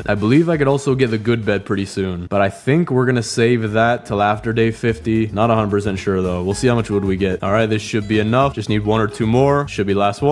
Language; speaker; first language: English; native; English